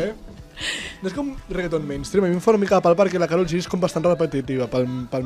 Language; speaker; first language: Catalan; native; Catalan